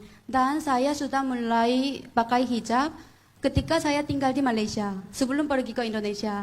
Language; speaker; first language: Indonesian; non-native, fluent; Korean